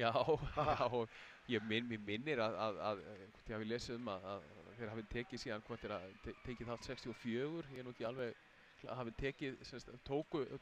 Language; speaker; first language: Icelandic; native; Icelandic